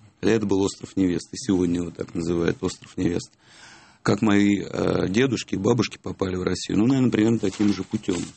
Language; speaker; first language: Russian; native; Russian